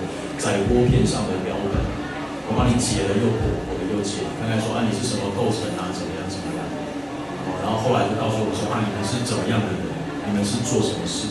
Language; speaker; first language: Chinese; native; Chinese